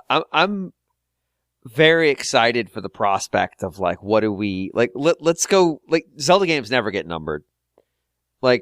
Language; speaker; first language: English; native; English